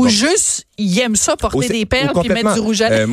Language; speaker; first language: French; native; French